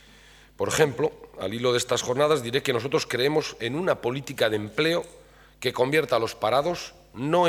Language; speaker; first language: Spanish; native; Spanish